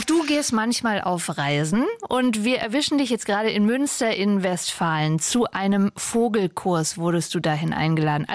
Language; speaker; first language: German; native; German